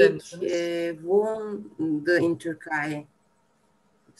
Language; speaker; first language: Dutch; non-native, learner; Turkish